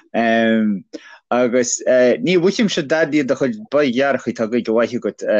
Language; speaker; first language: Irish; native; Irish